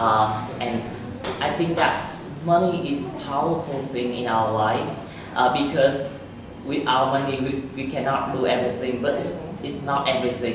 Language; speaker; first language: English; non-native, learner; Vietnamese